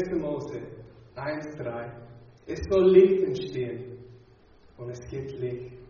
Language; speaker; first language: German; non-native, fluent; English